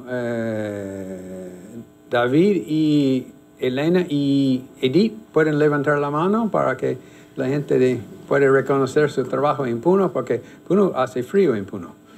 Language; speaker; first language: Spanish; non-native, fluent; English